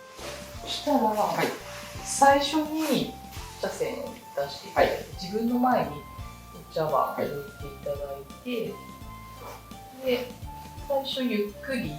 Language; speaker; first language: Japanese; native; Japanese